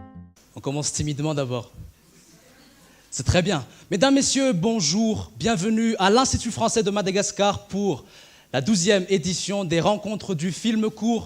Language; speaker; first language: French; non-native, local second language; Malagasy